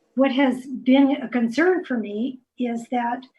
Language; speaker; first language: English; native; English